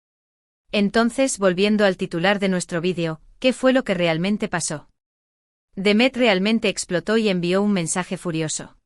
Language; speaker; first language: Spanish; native; Spanish